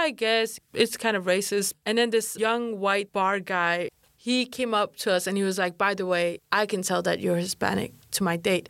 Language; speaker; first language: English; non-native, fluent; Kurdish